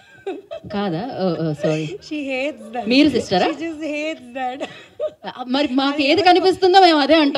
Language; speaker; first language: Telugu; native; Telugu